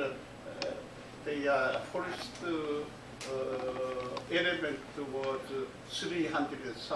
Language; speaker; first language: English; non-native, learner; Korean